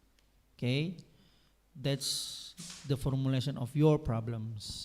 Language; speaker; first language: English; non-native, fluent; Indonesian